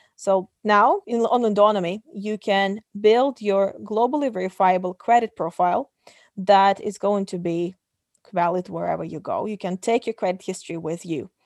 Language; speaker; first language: English; non-native, fluent; Russian